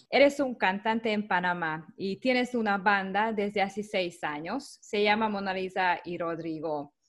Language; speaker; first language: Spanish; non-native, learner; Hungarian